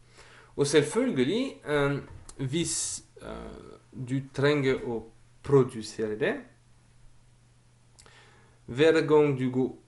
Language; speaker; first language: Norwegian; non-native, fluent; French